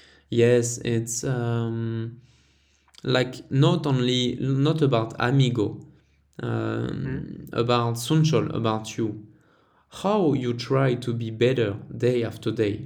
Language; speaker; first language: English; non-native, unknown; French